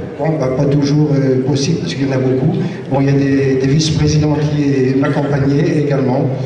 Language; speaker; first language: French; native; French